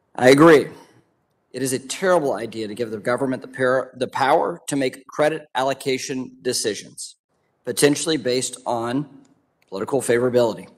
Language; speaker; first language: English; native; English